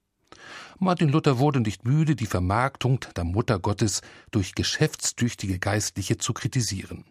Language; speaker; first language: German; native; German